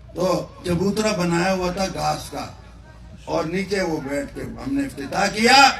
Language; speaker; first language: Urdu; non-native, local second language; Northern Hindko